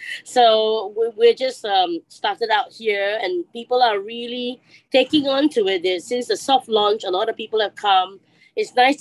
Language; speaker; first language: English; native; English